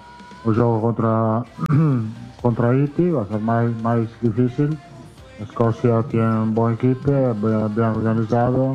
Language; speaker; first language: Portuguese; non-native, fluent; Spanish